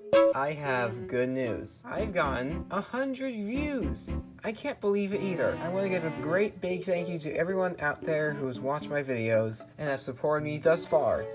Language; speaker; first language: English; native; English